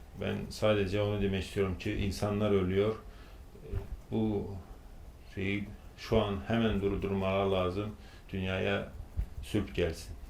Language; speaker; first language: Turkish; non-native, fluent; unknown